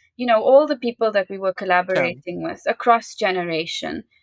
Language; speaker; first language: English; native; English